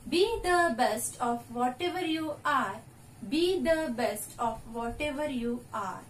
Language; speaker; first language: English; non-native, local second language; Marathi